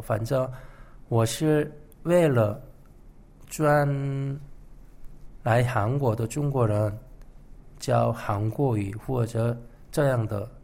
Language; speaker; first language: Chinese; non-native, fluent; Korean